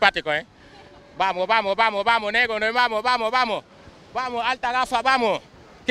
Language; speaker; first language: Spanish; non-native, learner; Wolof